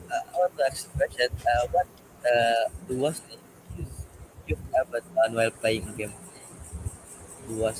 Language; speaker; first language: English; non-native, learner; Indonesian